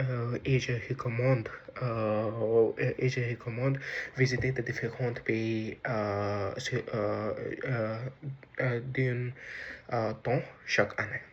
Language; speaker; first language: French; non-native, learner; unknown